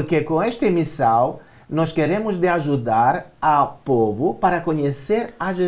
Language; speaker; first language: Portuguese; non-native, learner; Romanian